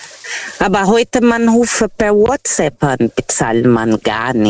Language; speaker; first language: German; non-native, fluent; Portuguese